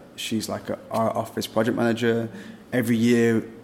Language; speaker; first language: English; native; English